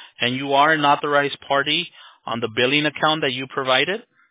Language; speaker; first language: English; early bilingual, other home language; Spanish